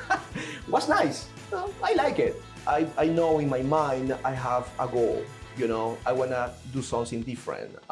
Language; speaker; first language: English; non-native, learner; Spanish